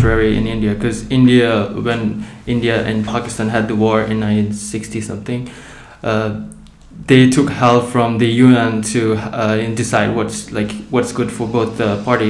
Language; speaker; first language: English; non-native, local second language; Tibetan